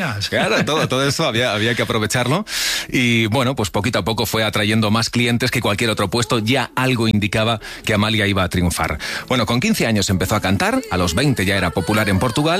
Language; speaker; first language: Spanish; native; Spanish